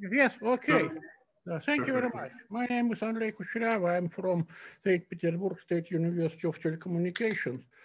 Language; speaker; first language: English; non-native, learner; Russian